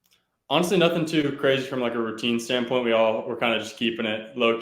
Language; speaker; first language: English; native; English